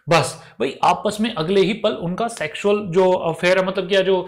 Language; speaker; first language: Hindi; native; Hindi